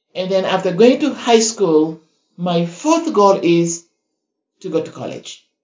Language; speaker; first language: English; non-native, fluent; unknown